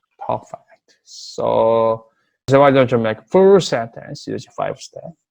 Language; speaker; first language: English; non-native, fluent; Korean